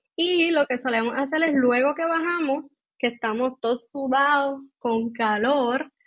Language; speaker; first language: Spanish; native; Spanish